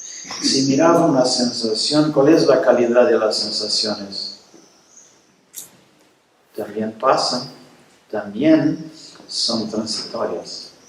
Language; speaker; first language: Spanish; non-native, fluent; Portuguese